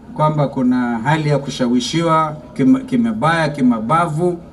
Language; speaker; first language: Swahili; native; Swahili